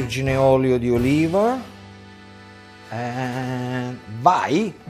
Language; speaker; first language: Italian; native; Italian